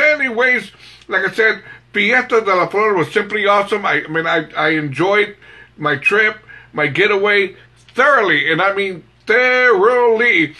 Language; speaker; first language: English; native; English